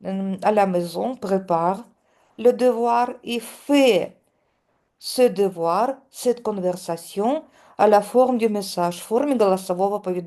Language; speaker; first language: French; non-native, fluent; Russian